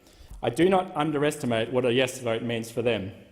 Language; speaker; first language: English; native; English